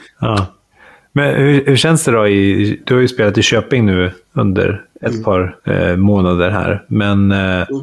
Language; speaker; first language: Swedish; native; Swedish